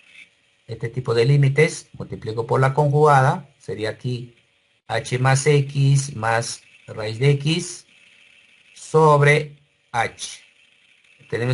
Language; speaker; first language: Spanish; native; Spanish